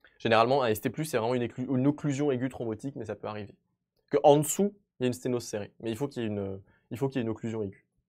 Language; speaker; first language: French; native; French